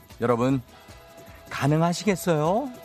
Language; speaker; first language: Korean; native; Korean